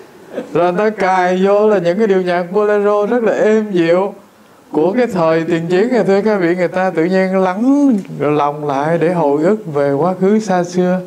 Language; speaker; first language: Vietnamese; native; Vietnamese